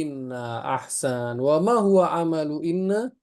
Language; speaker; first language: Arabic; non-native, fluent; Indonesian